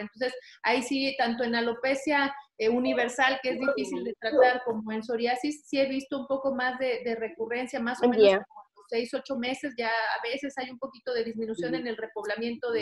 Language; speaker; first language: Spanish; native; Spanish